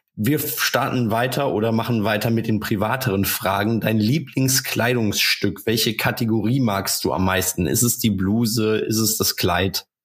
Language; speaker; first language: German; native; German